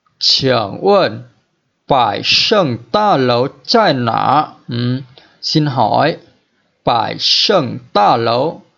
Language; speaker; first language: Chinese; non-native, learner; Vietnamese